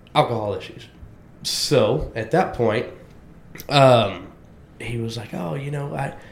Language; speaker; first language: English; native; English